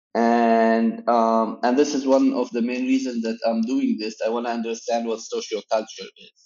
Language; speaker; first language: English; non-native, fluent; Arabic